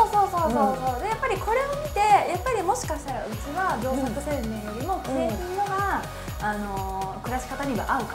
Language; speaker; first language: Japanese; native; Japanese